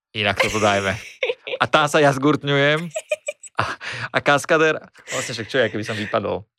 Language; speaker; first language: Slovak; native; Slovak